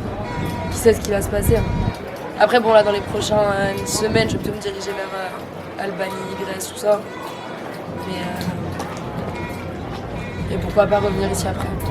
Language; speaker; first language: French; native; French